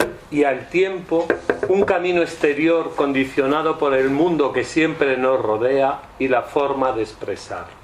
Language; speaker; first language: Spanish; native; Spanish